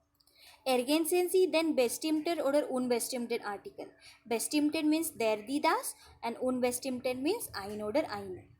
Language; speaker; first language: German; non-native, fluent; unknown